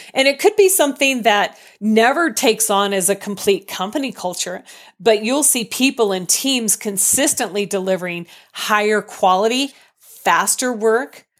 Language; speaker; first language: English; native; English